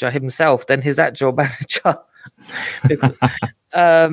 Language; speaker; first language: English; native; English